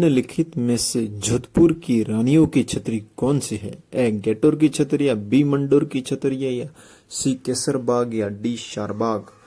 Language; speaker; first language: Hindi; native; Hindi